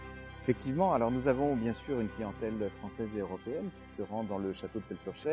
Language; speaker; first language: French; native; French